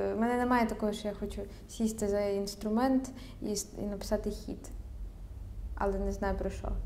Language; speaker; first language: Ukrainian; native; Ukrainian